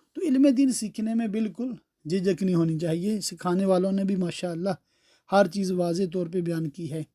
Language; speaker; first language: Urdu; early bilingual, heritage; Urdu